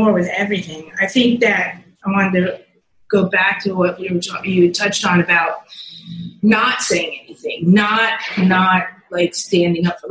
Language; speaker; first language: English; native; English